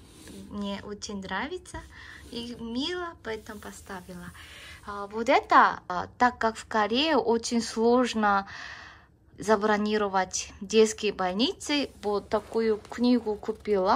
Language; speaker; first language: Russian; non-native, learner; Korean